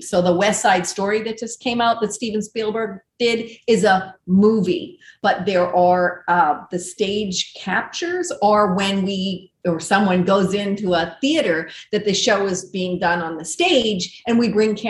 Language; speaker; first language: English; native; English